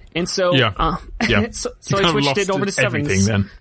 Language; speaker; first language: English; native; English